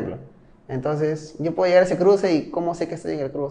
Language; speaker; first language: Spanish; native; Spanish